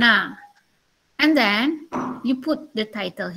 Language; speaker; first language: English; non-native, learner; Indonesian